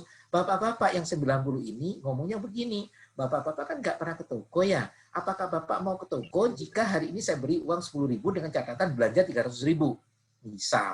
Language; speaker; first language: Indonesian; non-native, local second language; Javanese